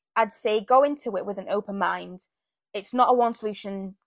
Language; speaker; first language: English; early bilingual, other home language; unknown